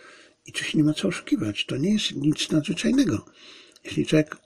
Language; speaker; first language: Polish; native; Polish